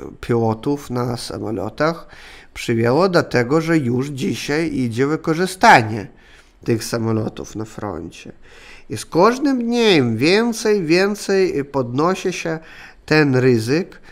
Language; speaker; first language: Polish; non-native, learner; Russian